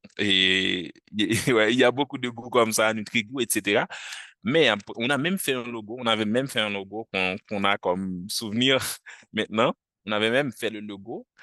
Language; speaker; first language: French; non-native, local second language; Haitian Creole